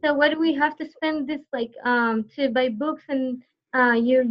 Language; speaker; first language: English; non-native, fluent; Tigrinya